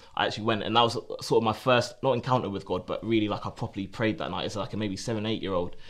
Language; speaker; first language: English; native; English